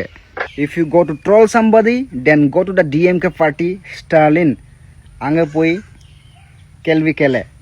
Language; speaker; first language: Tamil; non-native, learner; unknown